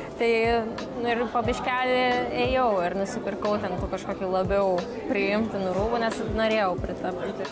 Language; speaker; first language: Lithuanian; native; Lithuanian